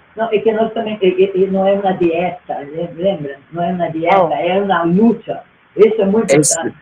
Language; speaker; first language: Spanish; non-native, learner; Portuguese